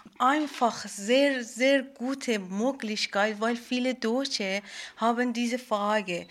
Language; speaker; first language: German; non-native, learner; Persian